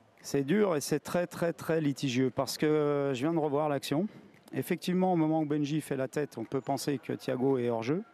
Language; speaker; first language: French; native; French